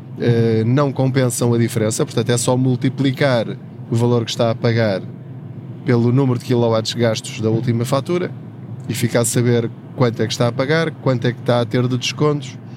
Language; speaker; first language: Portuguese; native; Portuguese